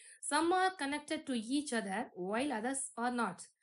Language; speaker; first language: English; non-native, local second language; Tamil